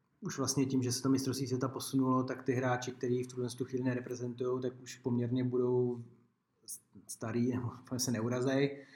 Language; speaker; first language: Czech; native; Czech